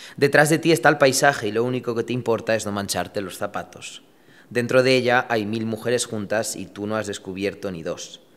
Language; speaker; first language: Spanish; early bilingual, other home language; Romanian